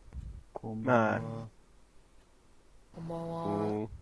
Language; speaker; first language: Japanese; non-native, learner; Spanish